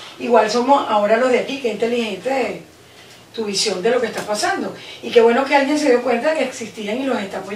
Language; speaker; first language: Spanish; native; Spanish